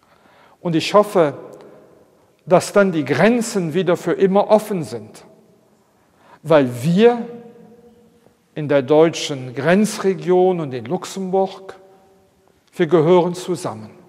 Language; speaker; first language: German; non-native, local second language; Luxembourgish